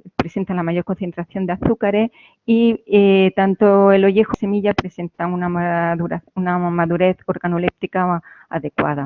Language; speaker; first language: Spanish; native; Spanish